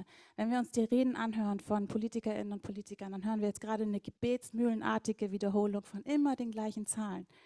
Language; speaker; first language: German; native; German